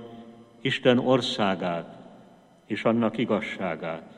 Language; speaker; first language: Hungarian; native; Hungarian